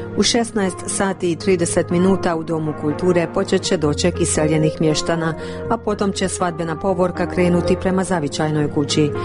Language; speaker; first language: Croatian; early bilingual, heritage; Croatian